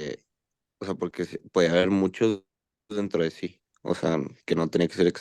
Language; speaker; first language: Spanish; native; Spanish